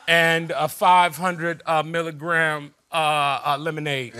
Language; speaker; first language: English; native; English